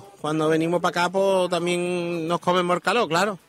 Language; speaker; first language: Spanish; native; Spanish